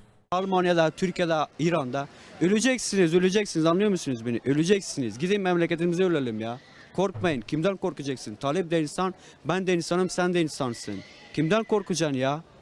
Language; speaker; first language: Turkish; non-native, fluent; Persian